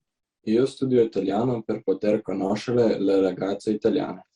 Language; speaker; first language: Italian; non-native, learner; Slovenian